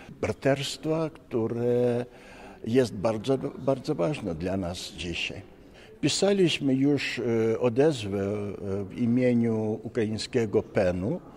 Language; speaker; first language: Polish; non-native, learner; Ukrainian